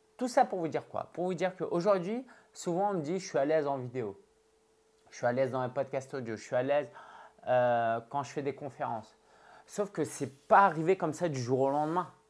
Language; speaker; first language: French; early bilingual, other home language; Chinese